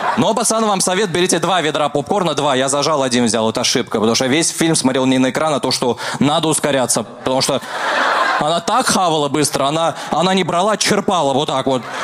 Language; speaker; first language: Russian; early bilingual, other home language; Armenian